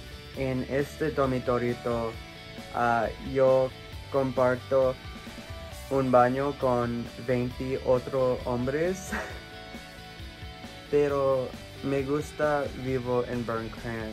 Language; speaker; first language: Spanish; non-native, learner; English